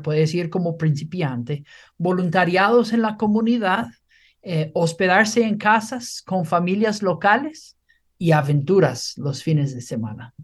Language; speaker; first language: Spanish; non-native, fluent; English